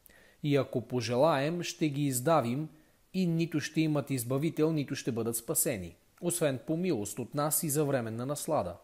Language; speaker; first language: Bulgarian; native; Bulgarian